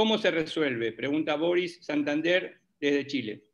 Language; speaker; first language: Spanish; native; Spanish